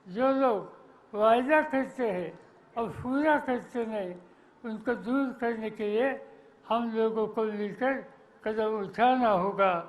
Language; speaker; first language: Hindi; non-native, local second language; Marathi